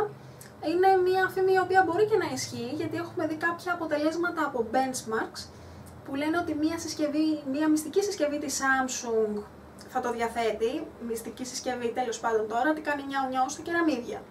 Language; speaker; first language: Greek; native; Greek